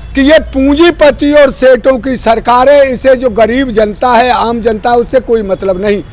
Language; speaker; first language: Hindi; native; Hindi